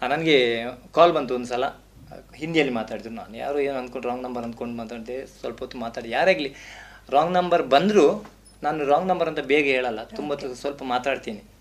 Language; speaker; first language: Kannada; non-native, local second language; Tulu